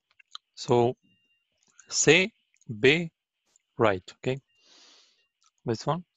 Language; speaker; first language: English; non-native, learner; Arabic